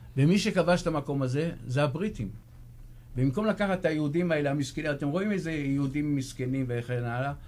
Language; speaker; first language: Hebrew; early bilingual, other home language; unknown